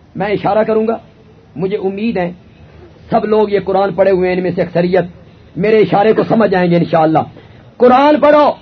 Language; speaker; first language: Urdu; non-native, local second language; Punjabi